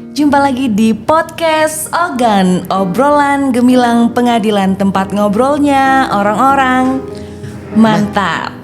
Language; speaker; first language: Indonesian; native; Indonesian